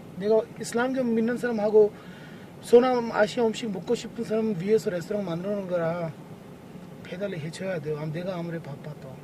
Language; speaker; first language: Korean; non-native, fluent; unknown